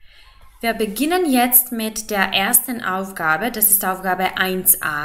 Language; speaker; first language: German; non-native, fluent; Macedonian